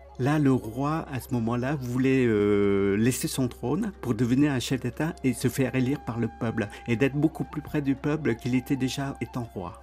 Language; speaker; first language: French; early bilingual, other home language; Khmer